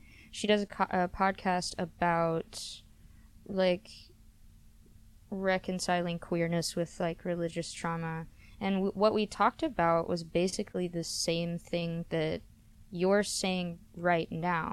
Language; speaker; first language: English; native; English